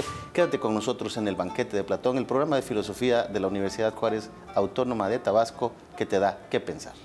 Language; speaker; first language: Spanish; native; Spanish